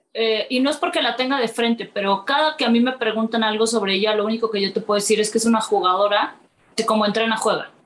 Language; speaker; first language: Spanish; native; Spanish